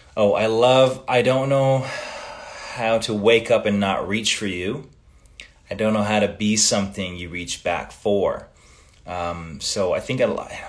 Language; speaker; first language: English; early bilingual, other home language; Italian